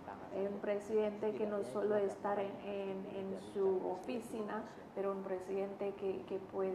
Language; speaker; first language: Spanish; non-native, fluent; Indonesian